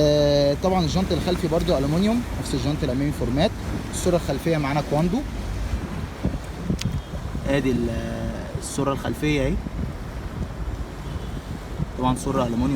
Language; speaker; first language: Arabic; native; Arabic